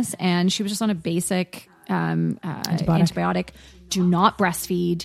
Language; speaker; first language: English; native; English